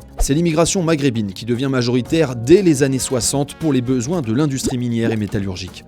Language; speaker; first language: French; native; French